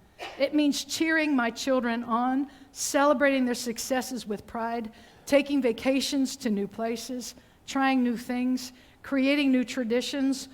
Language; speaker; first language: English; native; English